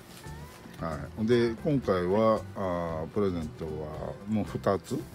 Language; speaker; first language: Japanese; native; Japanese